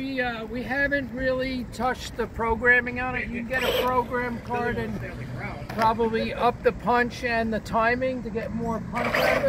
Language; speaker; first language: English; native; English